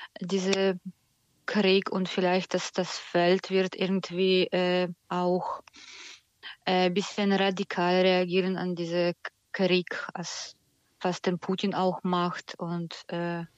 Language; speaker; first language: German; non-native, learner; Ukrainian